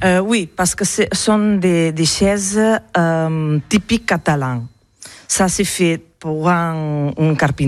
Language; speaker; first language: French; non-native, local second language; Catalan